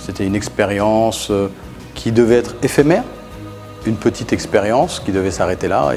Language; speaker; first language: French; early bilingual, other home language; Arabic